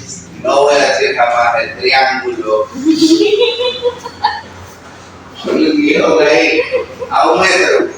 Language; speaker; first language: Spanish; native; Spanish